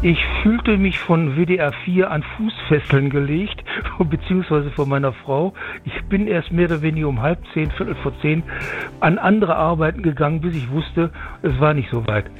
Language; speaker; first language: German; native; German